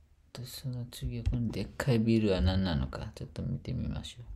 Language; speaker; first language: Japanese; non-native, fluent; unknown